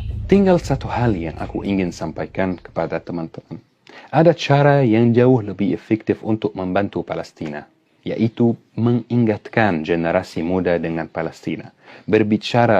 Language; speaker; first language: Indonesian; non-native, fluent; Arabic